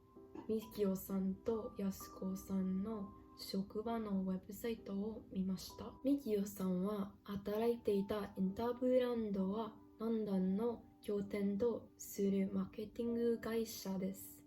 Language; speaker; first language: Japanese; non-native, learner; English